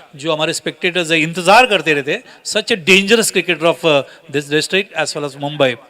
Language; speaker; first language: Hindi; non-native, local second language; Marathi